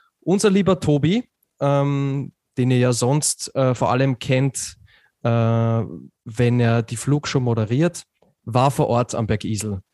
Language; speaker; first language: German; native; German